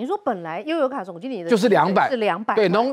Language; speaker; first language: Chinese; native; Chinese